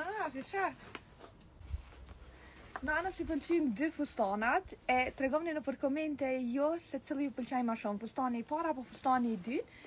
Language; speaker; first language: Albanian; native; Albanian